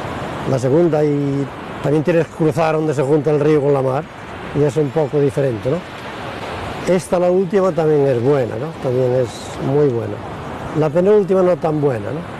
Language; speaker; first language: Spanish; non-native, fluent; English